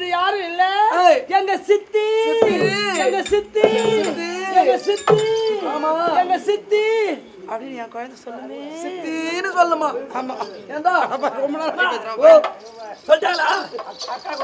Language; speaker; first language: Tamil; native; Tamil